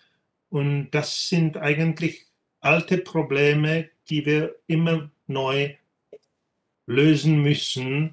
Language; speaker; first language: German; non-native, fluent; Czech